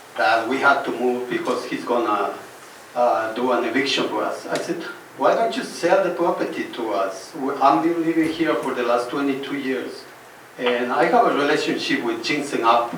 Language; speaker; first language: English; non-native, fluent; Spanish